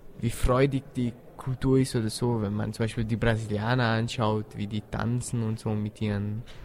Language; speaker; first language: German; early bilingual, other home language; Bosnian